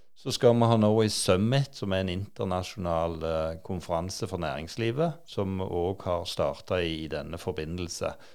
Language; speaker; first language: Norwegian; native; Norwegian